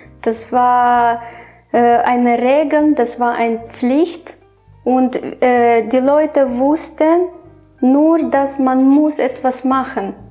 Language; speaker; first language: German; non-native, fluent; Romanian